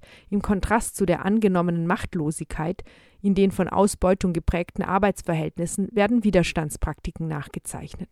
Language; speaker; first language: German; native; German